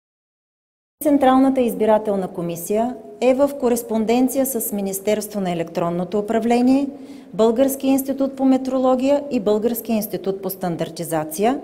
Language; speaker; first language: Bulgarian; native; Bulgarian